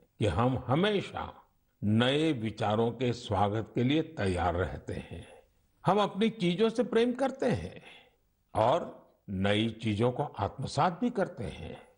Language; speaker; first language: Hindi; non-native, local second language; Gujarati